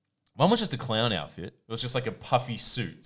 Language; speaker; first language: English; non-native, local second language; Croatian